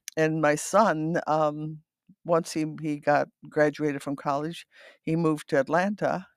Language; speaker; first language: English; non-native, fluent; Dutch